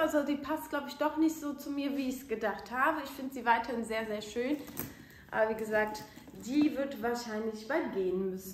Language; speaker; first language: German; native; German